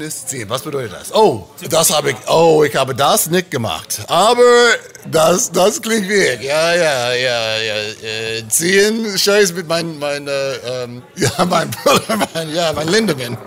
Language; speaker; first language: German; non-native, learner; English